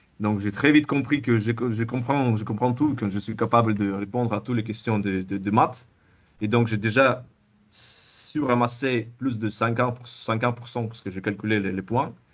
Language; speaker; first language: French; non-native, fluent; Russian